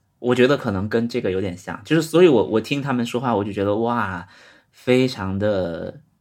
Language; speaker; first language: Chinese; non-native, local second language; Hakka Chinese